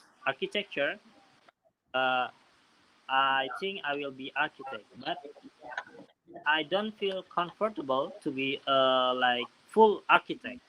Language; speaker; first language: English; non-native, learner; Indonesian